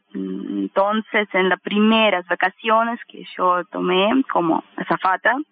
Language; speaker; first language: Spanish; non-native, learner; Russian